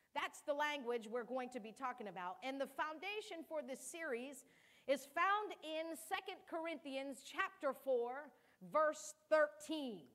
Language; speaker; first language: English; early bilingual, other home language; Kabuverdianu